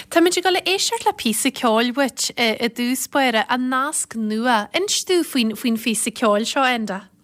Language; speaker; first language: Irish; native; Irish